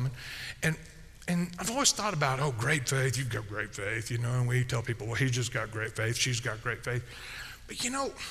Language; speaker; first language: English; native; English